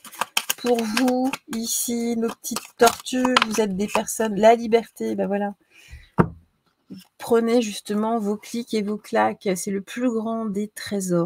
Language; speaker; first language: French; native; French